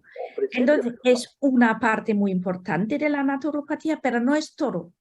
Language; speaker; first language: Spanish; non-native, fluent; German